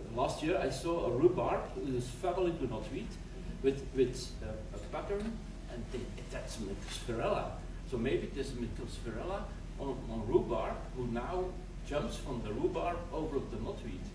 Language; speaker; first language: English; non-native, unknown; Dutch